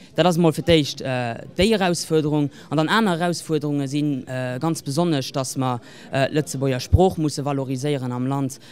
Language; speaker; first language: Luxembourgish; native; Luxembourgish